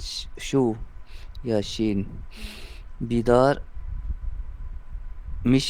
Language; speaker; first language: Persian; non-native, learner; Urdu